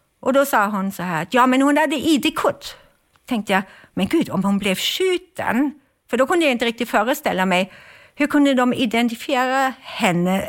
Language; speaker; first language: Swedish; non-native, fluent; German